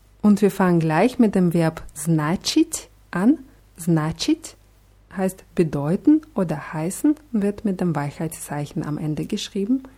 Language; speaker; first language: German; non-native, fluent; Russian